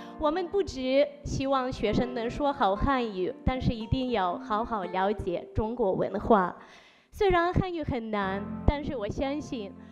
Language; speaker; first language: Chinese; non-native, fluent; Ukrainian